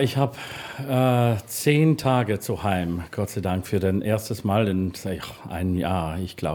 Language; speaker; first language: German; non-native, learner; English